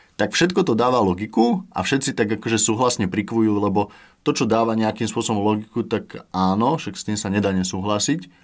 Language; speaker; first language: Slovak; native; Slovak